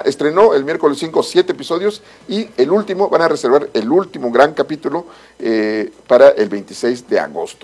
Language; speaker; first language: Spanish; native; Spanish